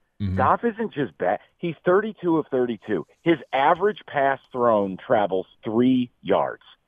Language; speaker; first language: English; native; English